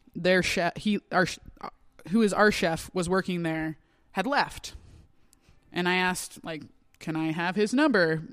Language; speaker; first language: English; native; English